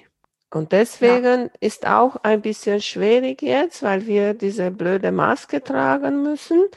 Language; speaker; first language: German; non-native, fluent; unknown